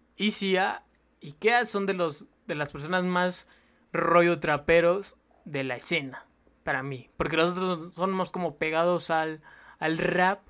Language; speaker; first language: Spanish; native; Spanish